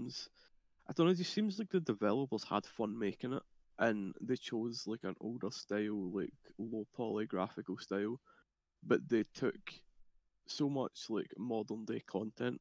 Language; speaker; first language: English; native; English